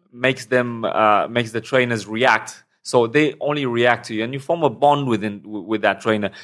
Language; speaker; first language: English; non-native, fluent; Romanian